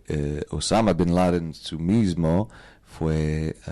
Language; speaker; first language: Spanish; non-native, learner; English